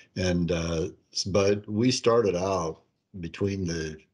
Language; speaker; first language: English; native; English